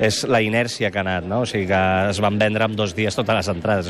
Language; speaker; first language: Catalan; native; Catalan